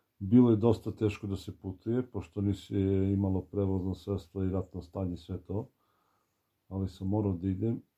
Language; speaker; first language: Serbian; native; Serbian